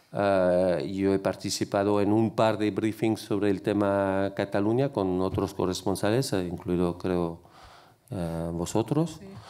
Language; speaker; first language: Spanish; non-native, fluent; French